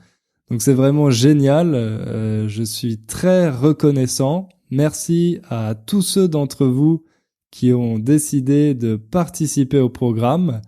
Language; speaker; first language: French; native; French